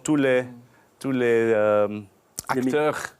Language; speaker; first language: French; non-native, learner; Dutch